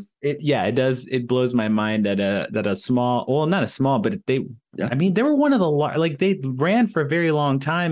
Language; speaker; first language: English; native; English